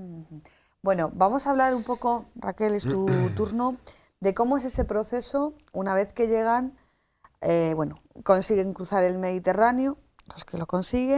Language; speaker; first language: Spanish; native; Spanish